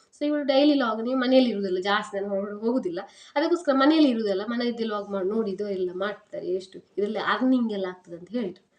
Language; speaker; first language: Kannada; non-native, local second language; Tulu